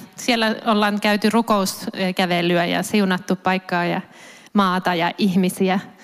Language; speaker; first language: Finnish; early bilingual, heritage; Finnish